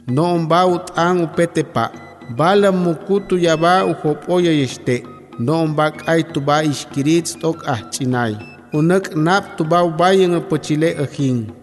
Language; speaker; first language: Spanish; non-native, local second language; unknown